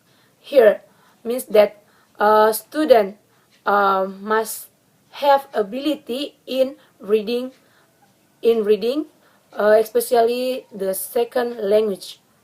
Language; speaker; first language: English; non-native, learner; Indonesian